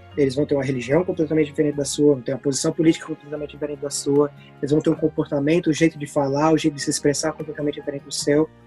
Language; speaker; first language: Portuguese; native; Portuguese